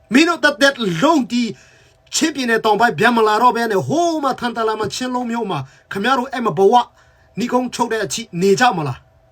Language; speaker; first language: Burmese; non-native, local second language; Tedim Chin